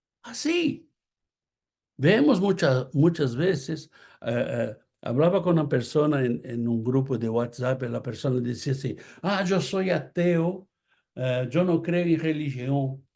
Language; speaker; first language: Spanish; non-native, fluent; Portuguese